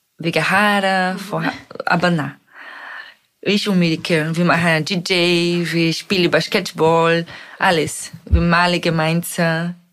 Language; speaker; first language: German; non-native, learner; Portuguese